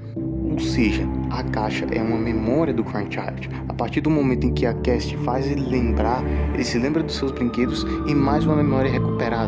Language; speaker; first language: Portuguese; native; Portuguese